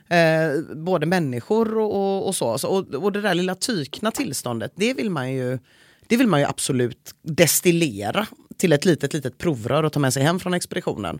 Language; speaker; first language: Swedish; native; Swedish